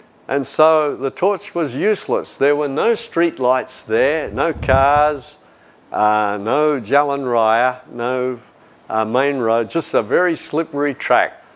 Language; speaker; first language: English; native; English